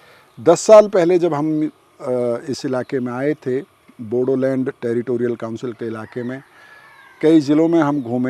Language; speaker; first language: Hindi; native; Hindi